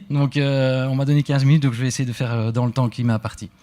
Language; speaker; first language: French; native; French